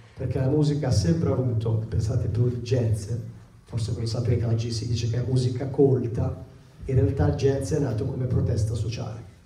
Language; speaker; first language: Italian; native; Italian